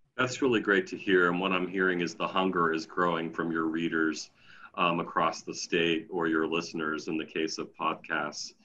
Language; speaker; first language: English; native; English